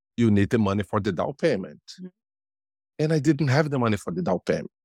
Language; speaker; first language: English; non-native, fluent; Portuguese